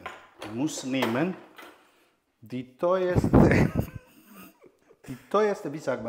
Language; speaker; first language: German; non-native, fluent; Italian